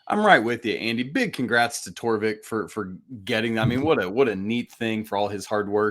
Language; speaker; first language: English; native; English